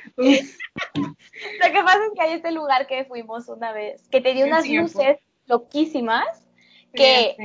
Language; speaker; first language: Spanish; native; Spanish